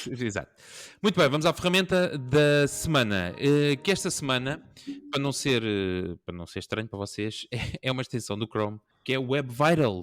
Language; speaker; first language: Portuguese; native; Portuguese